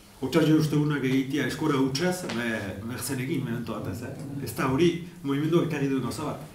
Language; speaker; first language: Basque; native; Basque